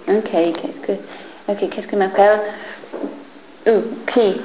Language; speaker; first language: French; non-native, fluent; English